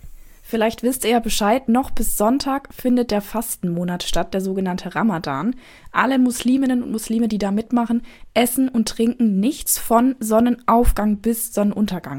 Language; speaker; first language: German; native; German